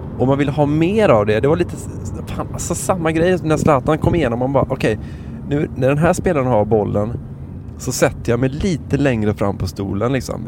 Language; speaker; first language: Swedish; native; Swedish